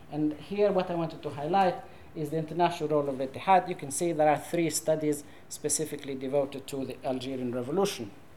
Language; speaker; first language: English; non-native, fluent; Arabic